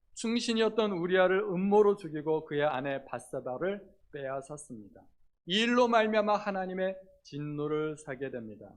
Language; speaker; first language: Korean; native; Korean